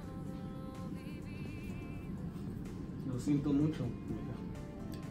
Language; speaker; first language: Spanish; non-native, learner; English